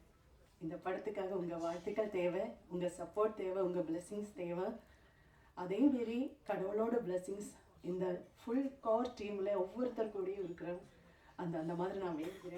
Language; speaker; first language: Tamil; non-native, fluent; Malayalam